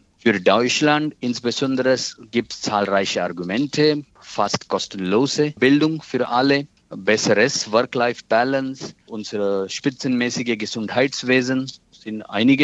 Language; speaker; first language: German; non-native, fluent; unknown